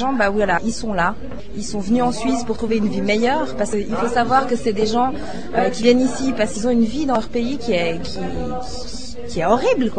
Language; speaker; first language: French; native; French